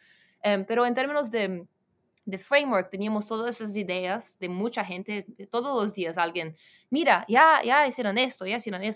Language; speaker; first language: Spanish; non-native, fluent; Portuguese